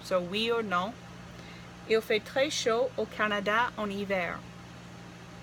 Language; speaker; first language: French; non-native, fluent; English